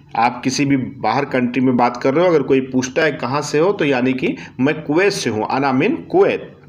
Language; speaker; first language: Hindi; native; Hindi